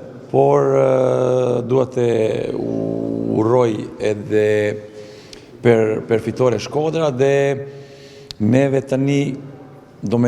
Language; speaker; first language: Albanian; non-native, learner; Serbian